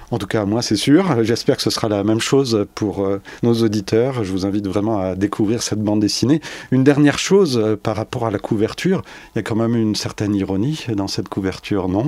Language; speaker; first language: French; native; French